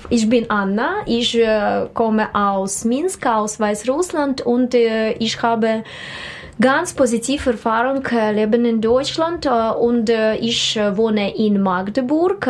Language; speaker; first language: German; non-native, learner; Russian